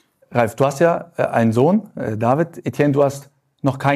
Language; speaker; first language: German; native; German